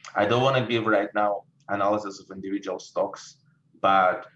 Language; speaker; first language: English; non-native, fluent; Russian